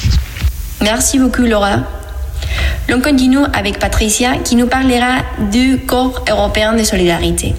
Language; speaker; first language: French; non-native, fluent; Spanish